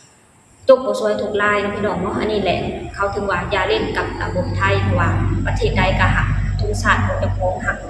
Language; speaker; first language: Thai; non-native, local second language; Northeastern Thai